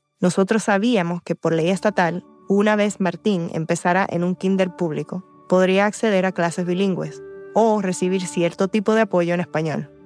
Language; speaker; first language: Spanish; early bilingual, heritage; Spanish